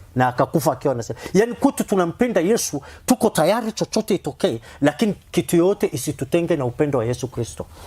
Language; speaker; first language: Swahili; non-native, fluent; Somali